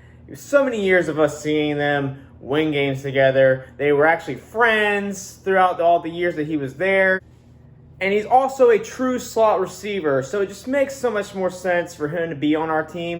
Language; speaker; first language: English; native; English